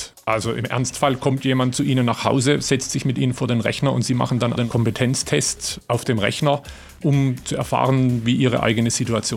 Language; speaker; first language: German; native; German